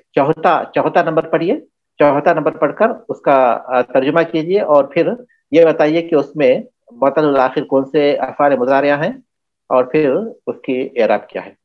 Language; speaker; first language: Urdu; native; Urdu